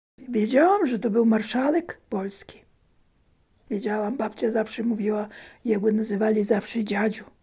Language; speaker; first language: Polish; early bilingual, heritage; Polish